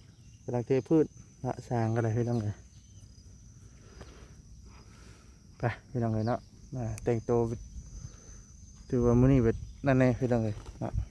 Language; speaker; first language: Thai; non-native, local second language; Lao